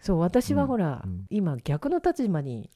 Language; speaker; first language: Japanese; native; Japanese